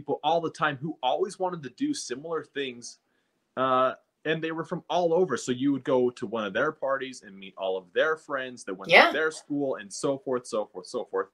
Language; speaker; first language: English; native; English